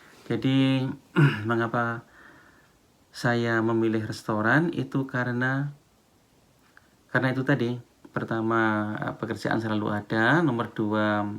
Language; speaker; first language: Indonesian; non-native, local second language; Javanese